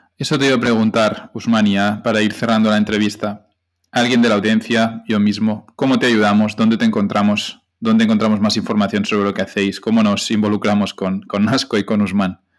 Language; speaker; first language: Spanish; native; Spanish